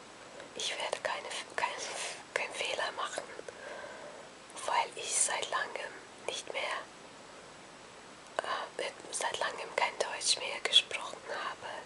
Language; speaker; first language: German; non-native, fluent; Hungarian